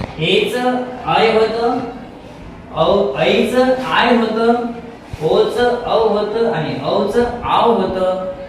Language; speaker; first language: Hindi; non-native, local second language; Marathi